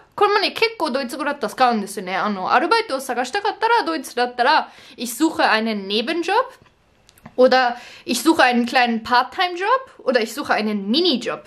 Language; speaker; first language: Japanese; non-native, fluent; German